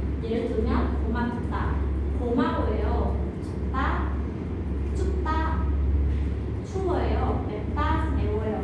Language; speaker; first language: Korean; non-native, fluent; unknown